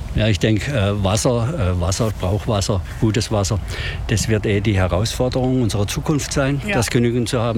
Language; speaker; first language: German; native; German